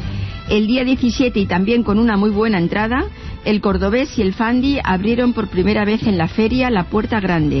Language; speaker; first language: Spanish; native; Spanish